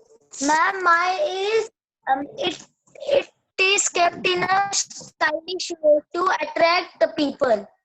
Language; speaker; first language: English; non-native, learner; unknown